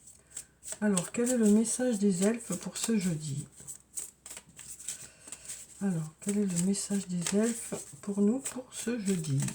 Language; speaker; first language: French; native; French